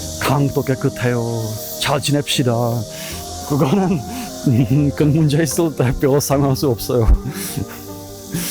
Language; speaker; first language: Korean; non-native, learner; Czech